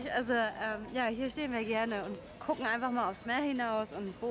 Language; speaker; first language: German; native; German